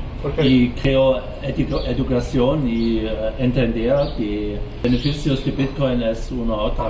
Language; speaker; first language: Spanish; non-native, learner; German